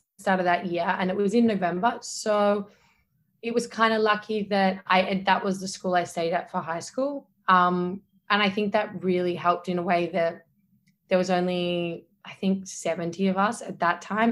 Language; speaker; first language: English; native; English